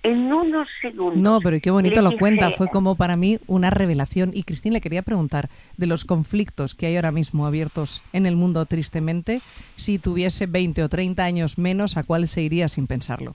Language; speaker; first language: Spanish; native; Spanish